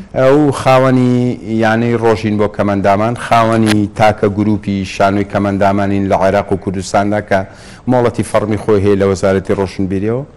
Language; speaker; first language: Central Kurdish; native; Central Kurdish